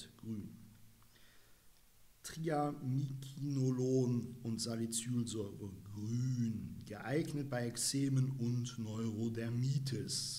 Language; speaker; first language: German; native; German